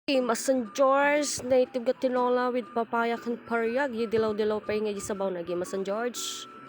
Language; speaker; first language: Filipino; non-native, local second language; Bikol